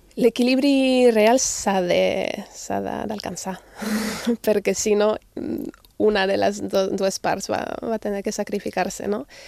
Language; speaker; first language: Catalan; non-native, fluent; German